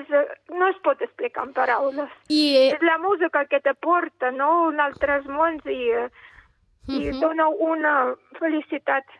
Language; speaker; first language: Catalan; non-native, fluent; Russian